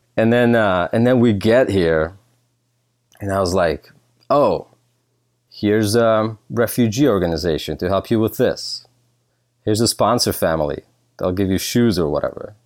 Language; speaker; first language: English; early bilingual, other home language; Russian